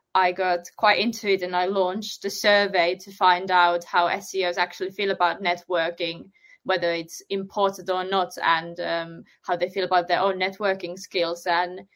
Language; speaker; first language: English; non-native, fluent; Finnish